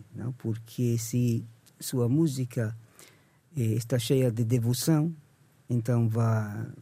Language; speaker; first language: Portuguese; non-native, learner; English